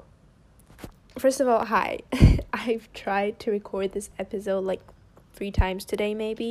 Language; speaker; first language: English; non-native, fluent; French